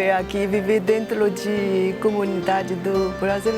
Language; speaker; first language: Portuguese; non-native, learner; Chinese